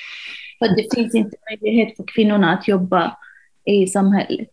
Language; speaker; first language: Swedish; non-native, fluent; Arabic